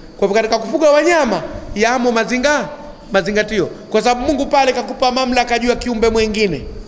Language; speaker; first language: Swahili; native; Swahili